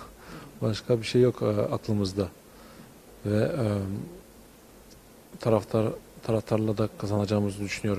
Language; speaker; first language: Turkish; early bilingual, heritage; Turkish